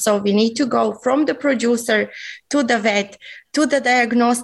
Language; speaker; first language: English; non-native, fluent; Serbian